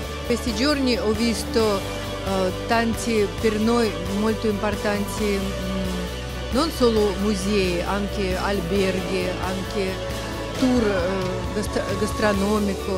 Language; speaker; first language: Italian; non-native, learner; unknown